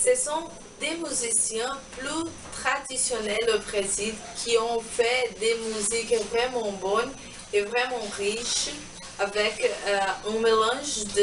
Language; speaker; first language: French; non-native, learner; Portuguese